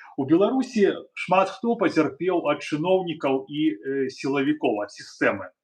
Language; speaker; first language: Belarusian; native; Belarusian